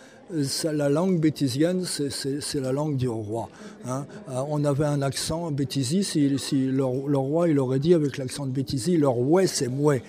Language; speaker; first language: French; native; French